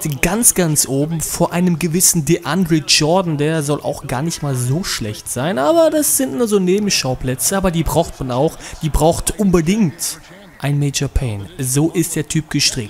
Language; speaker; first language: German; native; German